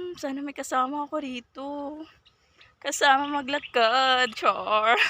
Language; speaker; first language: Filipino; non-native, local second language; Kinaray-a